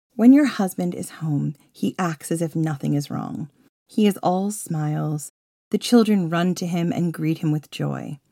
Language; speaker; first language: English; native; English